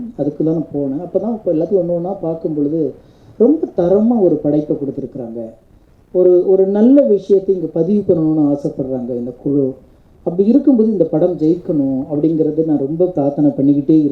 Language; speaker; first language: Tamil; native; Tamil